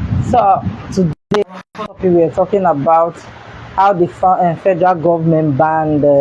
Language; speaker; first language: English; non-native, local second language; Igbo